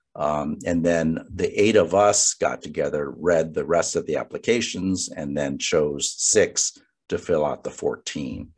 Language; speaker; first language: English; native; English